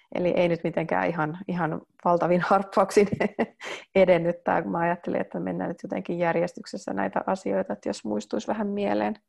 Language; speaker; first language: Finnish; early bilingual, heritage; Finnish